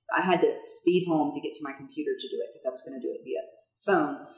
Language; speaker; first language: English; native; English